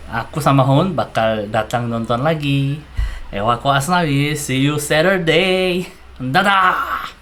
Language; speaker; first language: Indonesian; non-native, fluent; Korean